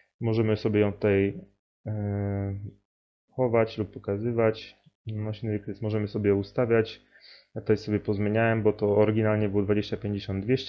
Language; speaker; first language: Polish; native; Polish